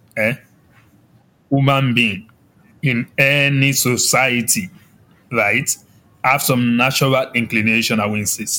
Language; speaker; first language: English; non-native, local second language; Yoruba